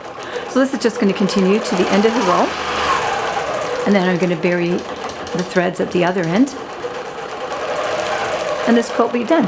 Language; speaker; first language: English; native; English